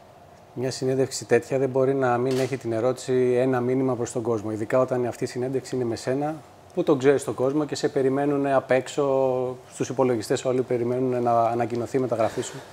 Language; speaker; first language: Greek; native; Greek